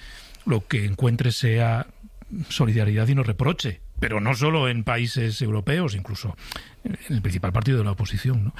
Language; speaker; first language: Spanish; native; Spanish